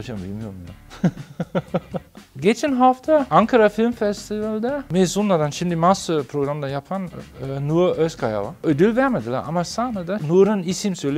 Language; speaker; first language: Turkish; non-native, fluent; German